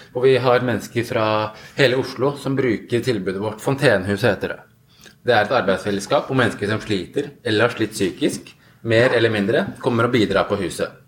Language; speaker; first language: Norwegian; early bilingual, other home language; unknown